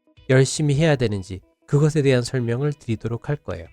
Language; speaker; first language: Korean; native; Korean